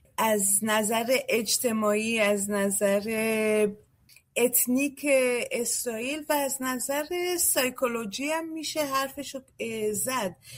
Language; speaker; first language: Persian; early bilingual, heritage; Persian